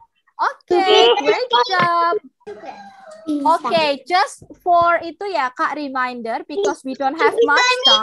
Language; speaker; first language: English; non-native, local second language; Indonesian